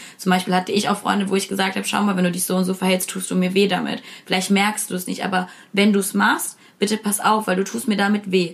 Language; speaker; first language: German; early bilingual, other home language; Russian